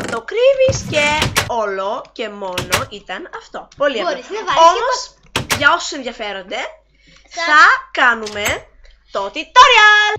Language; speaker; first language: Greek; native; Greek